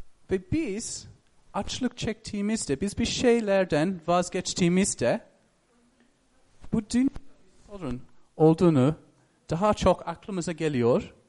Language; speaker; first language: Turkish; non-native, fluent; English